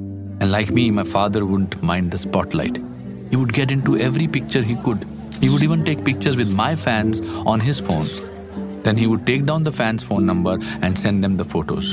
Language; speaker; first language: English; non-native, local second language; Kashmiri